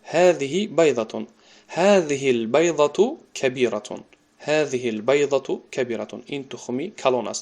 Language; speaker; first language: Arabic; non-native, fluent; Tajik